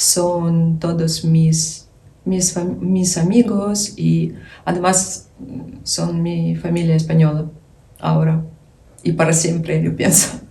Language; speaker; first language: Spanish; non-native, learner; Ukrainian